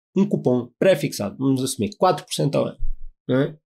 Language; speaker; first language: Portuguese; native; Portuguese